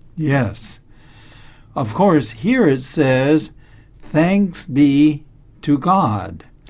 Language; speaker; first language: English; native; English